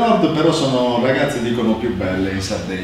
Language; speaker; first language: Italian; native; Italian